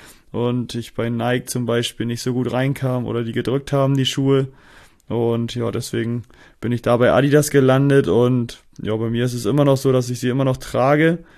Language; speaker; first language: German; native; German